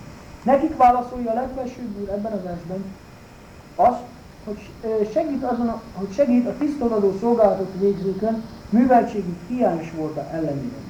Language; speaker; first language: Hungarian; native; Hungarian